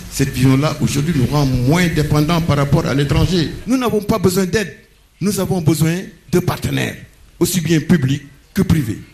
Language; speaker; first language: French; non-native, local second language; Wolof